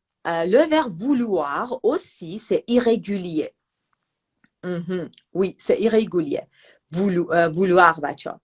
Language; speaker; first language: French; non-native, fluent; Persian